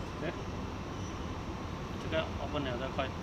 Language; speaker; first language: English; non-native, local second language; Filipino